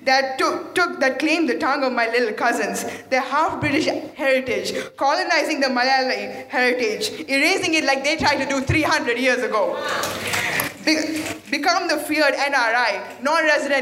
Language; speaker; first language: English; non-native, fluent; Malayalam